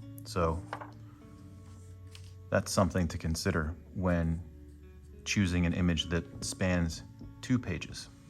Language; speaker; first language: English; native; English